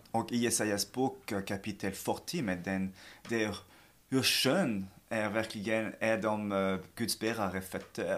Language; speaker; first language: Swedish; non-native, fluent; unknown